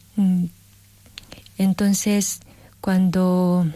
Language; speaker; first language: Spanish; non-native, learner; Korean